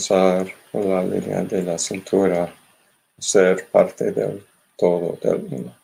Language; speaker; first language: Spanish; non-native, learner; English